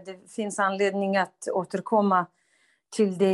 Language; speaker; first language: Swedish; non-native, fluent; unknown